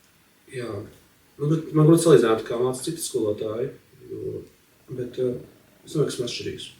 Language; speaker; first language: Latvian; native; Latvian